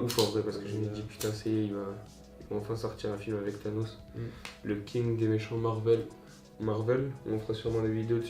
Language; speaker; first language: French; native; French